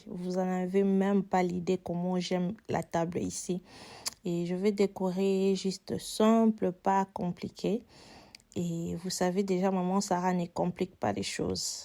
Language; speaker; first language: French; non-native, local second language; Lingala